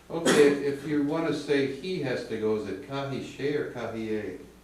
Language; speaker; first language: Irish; non-native, learner; English